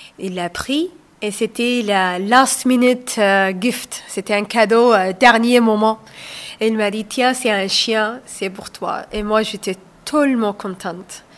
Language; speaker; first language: French; non-native, learner; Somali